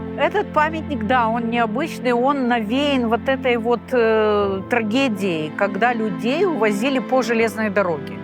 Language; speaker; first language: Russian; non-native, local second language; Gagauz